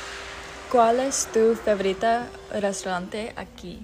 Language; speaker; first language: Spanish; non-native, learner; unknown